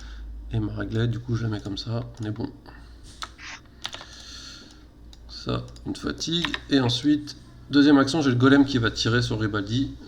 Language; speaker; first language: French; native; French